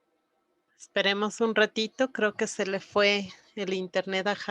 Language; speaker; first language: Spanish; native; Spanish